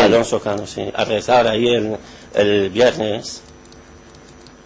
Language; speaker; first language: Spanish; non-native, learner; Arabic